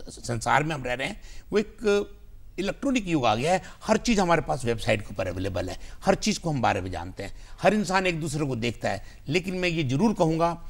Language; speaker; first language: Hindi; native; Hindi